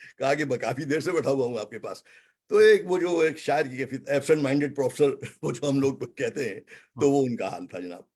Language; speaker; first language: Urdu; native; Urdu